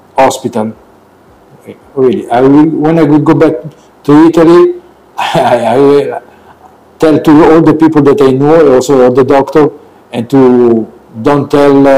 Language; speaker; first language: English; non-native, learner; Italian